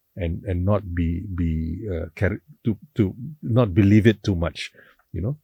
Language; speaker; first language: English; non-native, local second language; Tamil